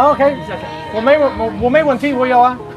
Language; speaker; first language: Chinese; non-native, fluent; English